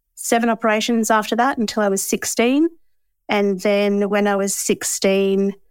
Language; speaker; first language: English; native; English